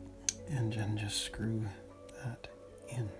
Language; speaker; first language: English; native; English